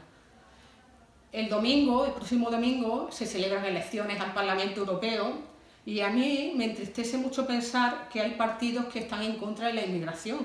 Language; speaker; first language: Spanish; native; Spanish